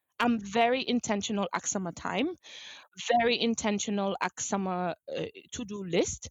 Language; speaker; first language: English; non-native, fluent; Wolof